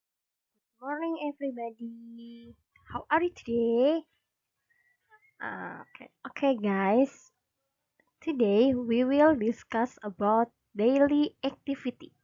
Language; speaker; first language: English; non-native, fluent; Indonesian